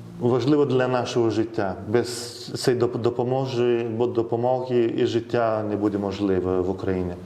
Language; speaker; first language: Ukrainian; non-native, fluent; Lithuanian